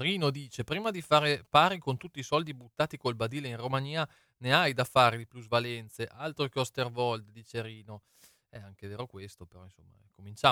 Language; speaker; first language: Italian; native; Italian